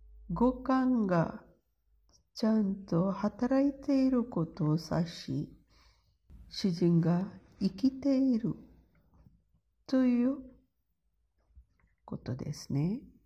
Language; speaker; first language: Japanese; non-native, fluent; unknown